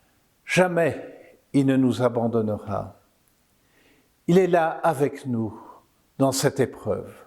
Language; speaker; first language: French; native; French